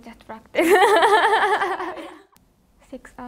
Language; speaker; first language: English; non-native, learner; Japanese